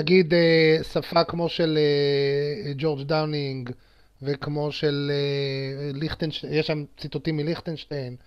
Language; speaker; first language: Hebrew; native; Hebrew